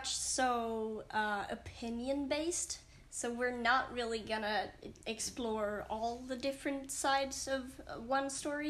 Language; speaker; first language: English; non-native, fluent; Swedish